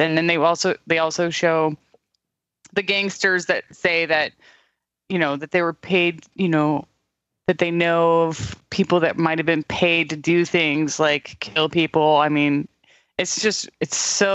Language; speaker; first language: English; native; English